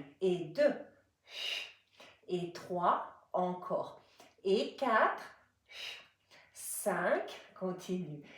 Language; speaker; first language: French; native; French